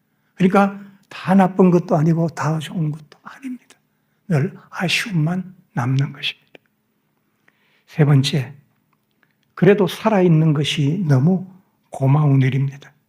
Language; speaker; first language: Korean; native; Korean